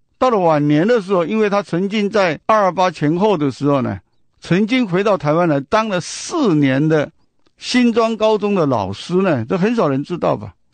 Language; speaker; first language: Chinese; non-native, local second language; Min Nan Chinese